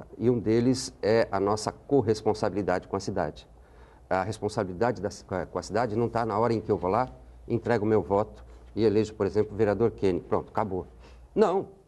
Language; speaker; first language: Portuguese; native; Portuguese